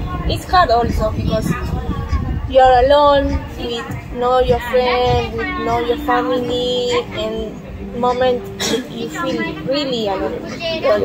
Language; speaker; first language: English; non-native, learner; Spanish